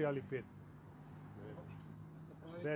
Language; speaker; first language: Slovenian; native; Slovenian